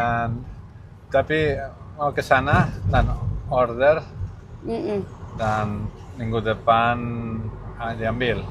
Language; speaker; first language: Indonesian; non-native, learner; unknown